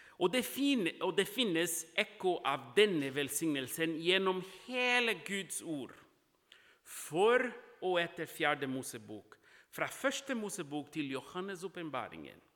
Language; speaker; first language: Norwegian; non-native, fluent; Portuguese